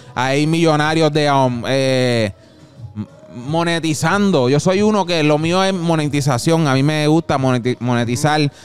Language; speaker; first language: Spanish; early bilingual, heritage; Spanish